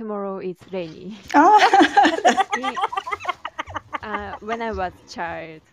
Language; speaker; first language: English; non-native, learner; Japanese